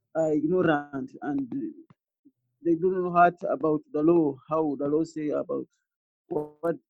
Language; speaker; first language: English; non-native, local second language; Ganda